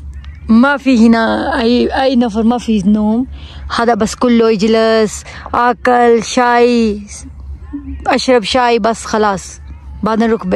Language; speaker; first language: Arabic; non-native, learner; Urdu